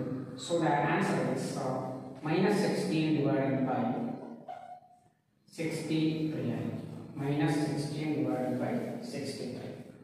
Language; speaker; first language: English; non-native, local second language; Malayalam